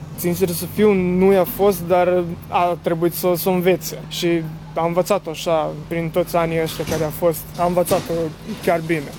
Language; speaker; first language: Romanian; early bilingual, heritage; Romanian